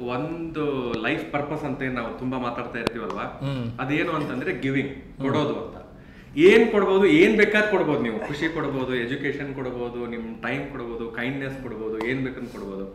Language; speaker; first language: Kannada; native; Kannada